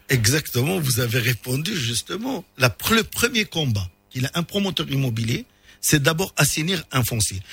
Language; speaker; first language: French; non-native, local second language; Arabic